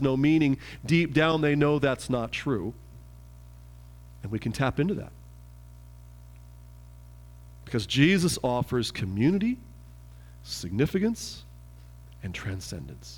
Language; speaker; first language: English; native; English